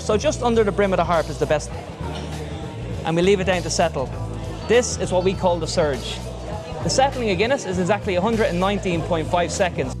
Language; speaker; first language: English; native; English